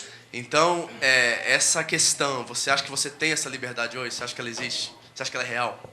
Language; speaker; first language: Portuguese; native; Portuguese